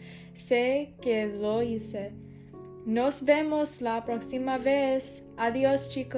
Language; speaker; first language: Spanish; non-native, learner; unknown